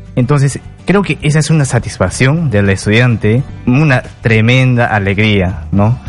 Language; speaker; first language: Spanish; non-native, local second language; Quechua